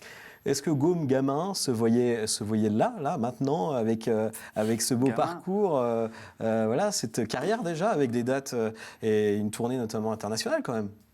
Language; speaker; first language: French; native; French